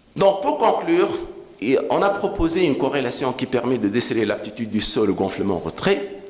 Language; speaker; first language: French; non-native, local second language; Arabic